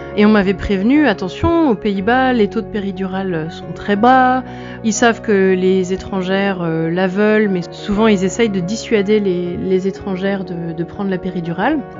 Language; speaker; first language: French; native; French